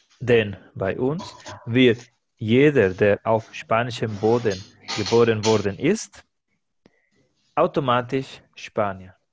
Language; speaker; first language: German; non-native, fluent; Spanish